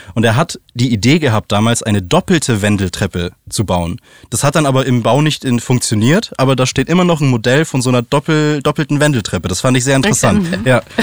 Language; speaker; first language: German; native; German